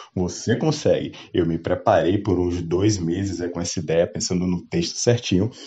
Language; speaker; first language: Portuguese; native; Portuguese